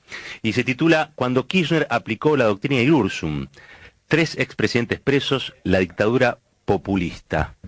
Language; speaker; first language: Spanish; native; Spanish